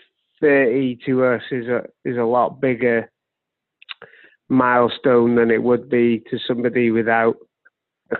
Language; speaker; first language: English; native; English